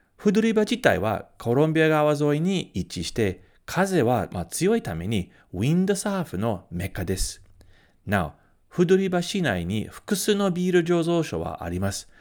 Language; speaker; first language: Japanese; non-native, fluent; English